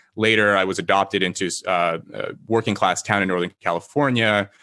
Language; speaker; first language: English; native; English